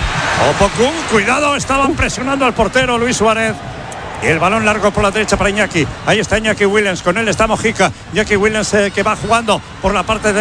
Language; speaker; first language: Spanish; native; Spanish